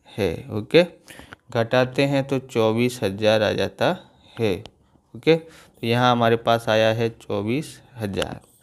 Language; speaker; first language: Hindi; non-native, local second language; Gujarati